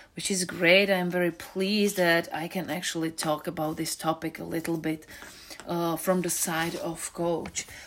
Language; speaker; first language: English; non-native, fluent; Czech